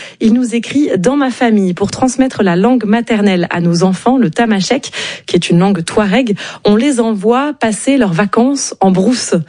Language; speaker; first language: French; native; French